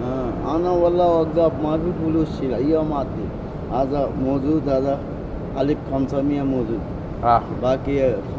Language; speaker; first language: Arabic; non-native, learner; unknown